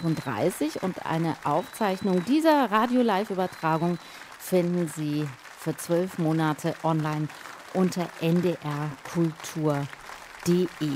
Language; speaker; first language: German; native; German